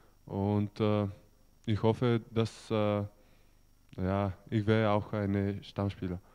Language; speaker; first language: German; non-native, learner; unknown